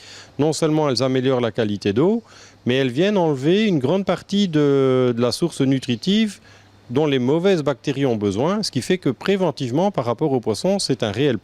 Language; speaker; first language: French; native; French